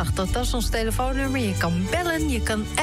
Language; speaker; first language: Dutch; native; Dutch